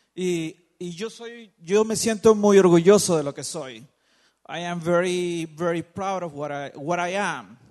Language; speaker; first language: English; non-native, fluent; Spanish